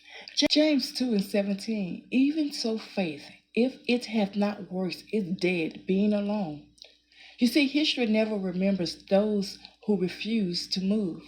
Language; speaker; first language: English; native; English